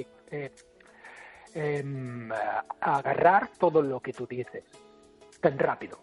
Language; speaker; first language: Spanish; non-native, fluent; English